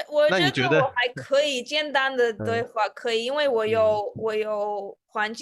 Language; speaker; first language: Chinese; non-native, fluent; Russian